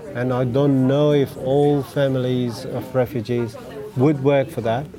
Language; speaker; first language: English; non-native, fluent; Persian